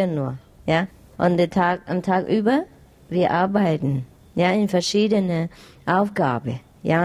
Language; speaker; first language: German; non-native, learner; Vietnamese